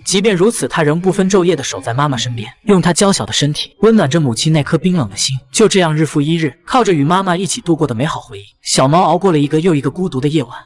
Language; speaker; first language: Chinese; native; Chinese